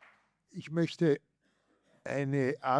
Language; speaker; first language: German; native; German